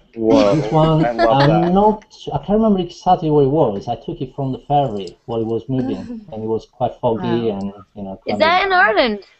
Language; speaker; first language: English; non-native, fluent; Italian